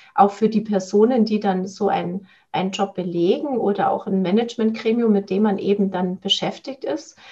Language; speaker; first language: German; native; German